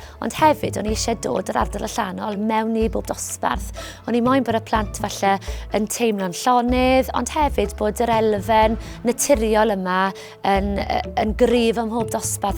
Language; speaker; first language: Welsh; native; Welsh